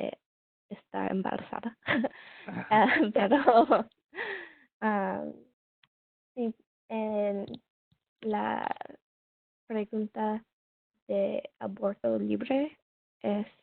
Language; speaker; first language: Spanish; non-native, learner; English